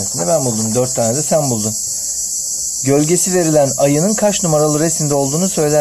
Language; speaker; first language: Turkish; native; Turkish